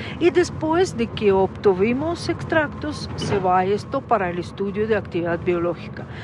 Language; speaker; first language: Spanish; non-native, fluent; Russian